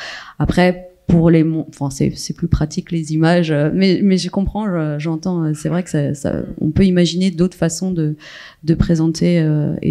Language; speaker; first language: French; native; French